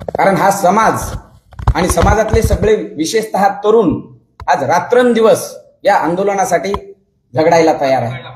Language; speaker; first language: Marathi; non-native, local second language; Lambadi